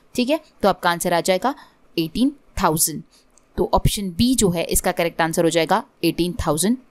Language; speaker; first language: Hindi; non-native, local second language; Marathi